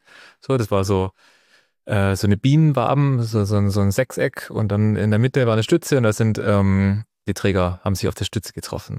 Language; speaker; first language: German; native; German